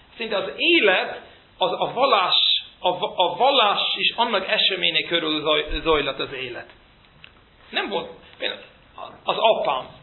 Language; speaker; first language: Hungarian; early bilingual, heritage; Hungarian